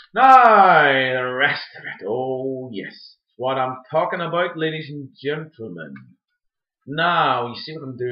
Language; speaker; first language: English; native; English